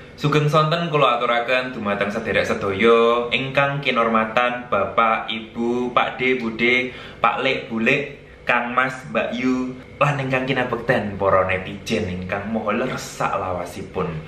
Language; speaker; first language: Javanese; non-native, local second language; Indonesian